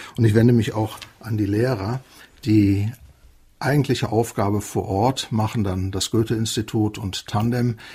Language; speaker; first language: German; native; German